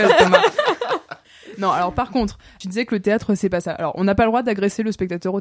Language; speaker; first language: French; native; French